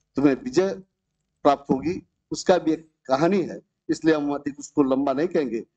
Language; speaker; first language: Hindi; non-native, local second language; Bhojpuri